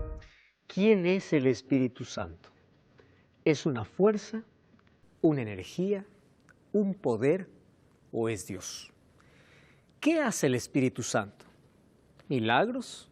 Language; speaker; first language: Spanish; native; Spanish